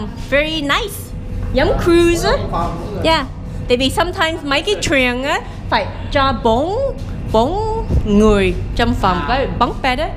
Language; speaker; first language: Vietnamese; early bilingual, heritage; English